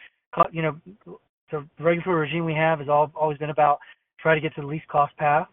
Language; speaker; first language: English; native; English